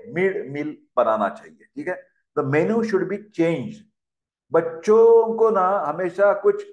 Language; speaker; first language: Hindi; non-native, local second language; Marathi